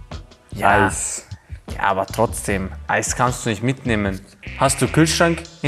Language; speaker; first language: German; non-native, fluent; Hungarian